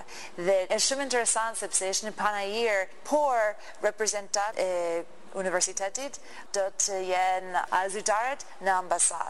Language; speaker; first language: Albanian; non-native, learner; English